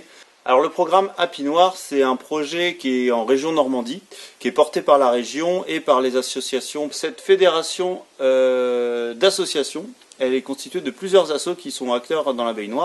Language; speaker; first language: French; native; French